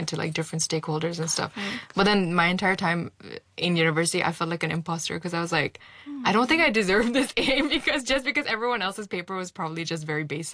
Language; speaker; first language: English; non-native, local second language; Bangla